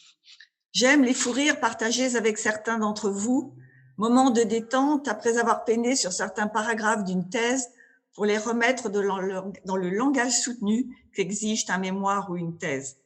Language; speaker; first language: French; native; French